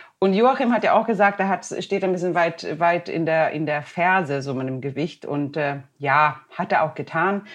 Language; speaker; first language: German; non-native, fluent; Swedish